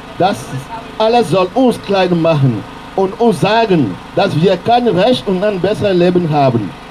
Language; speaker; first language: German; non-native, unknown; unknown